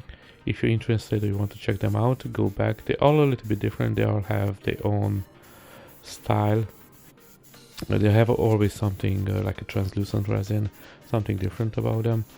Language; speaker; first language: English; non-native, fluent; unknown